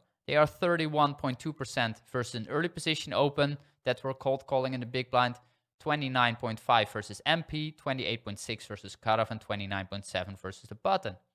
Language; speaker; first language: English; non-native, fluent; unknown